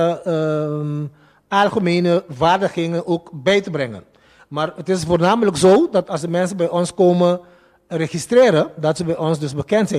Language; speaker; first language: Dutch; non-native, local second language; Papiamento